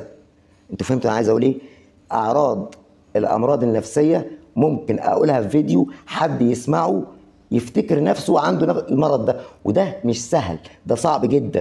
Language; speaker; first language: Arabic; native; Arabic